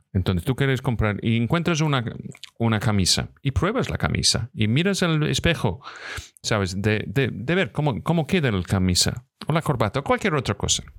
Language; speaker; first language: Spanish; non-native, fluent; English